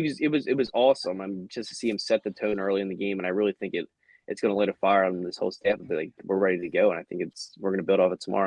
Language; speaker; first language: English; native; English